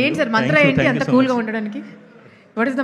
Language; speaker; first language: Telugu; native; Telugu